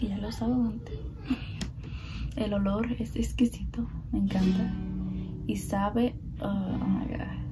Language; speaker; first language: Spanish; early bilingual, heritage; Spanish